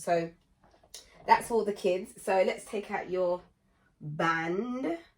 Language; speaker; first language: English; native; English